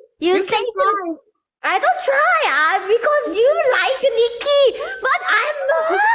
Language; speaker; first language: English; non-native, learner; Thai